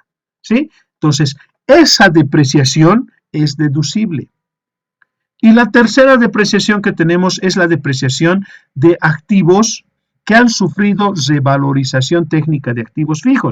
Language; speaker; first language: Spanish; native; Spanish